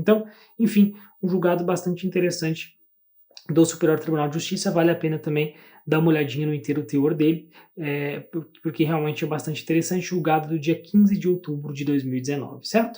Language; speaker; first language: Portuguese; native; Portuguese